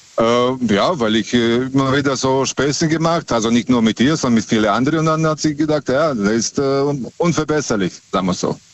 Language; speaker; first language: German; non-native, fluent; Serbian